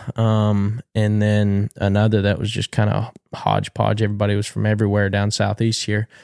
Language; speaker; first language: English; native; English